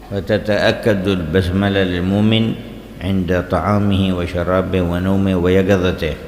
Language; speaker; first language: Arabic; native; Arabic